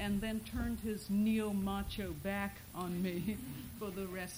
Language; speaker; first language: English; non-native, local second language; Bangla